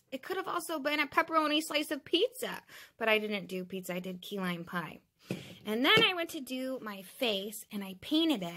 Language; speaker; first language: English; native; English